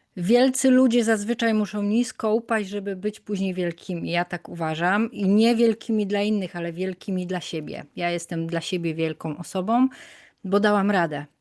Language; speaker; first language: Polish; native; Polish